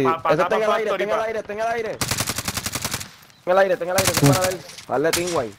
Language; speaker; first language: Spanish; native; Spanish